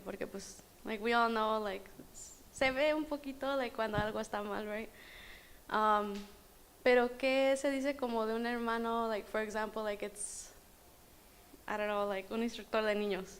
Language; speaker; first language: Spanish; early bilingual, heritage; Spanish